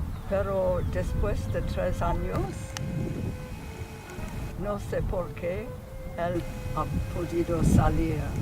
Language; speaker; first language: Spanish; non-native, fluent; English